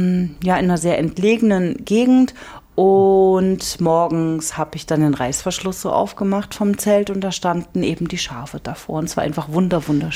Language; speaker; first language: German; native; German